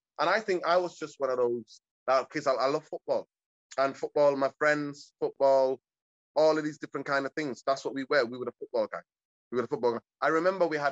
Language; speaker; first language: English; early bilingual, other home language; Somali